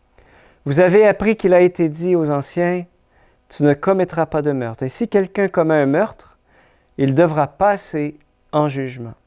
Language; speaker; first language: French; native; French